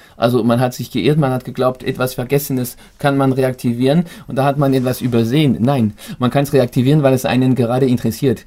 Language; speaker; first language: German; non-native, fluent; French